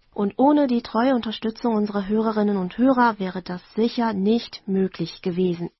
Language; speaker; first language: German; native; German